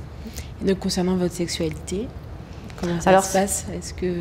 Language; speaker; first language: French; native; French